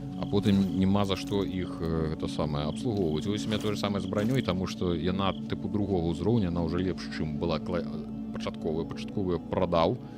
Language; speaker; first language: Belarusian; non-native, local second language; Russian